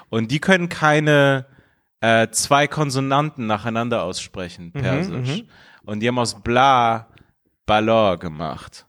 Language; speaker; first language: German; early bilingual, other home language; Persian